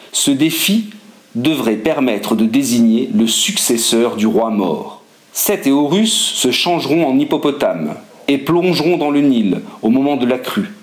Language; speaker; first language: French; native; French